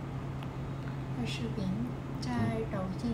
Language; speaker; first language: Chinese; non-native, learner; Vietnamese